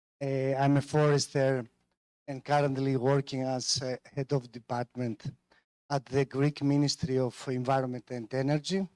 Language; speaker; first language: English; non-native, fluent; Greek